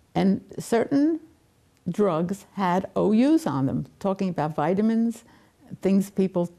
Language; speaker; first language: English; native; English